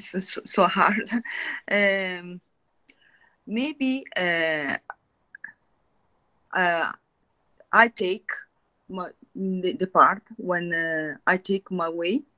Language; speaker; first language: English; non-native, learner; Italian